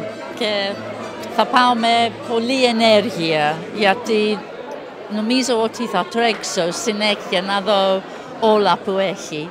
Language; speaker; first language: Greek; non-native, learner; English